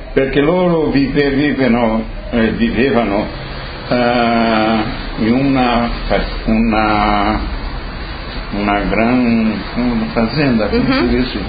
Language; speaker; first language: Italian; early bilingual, heritage; Portuguese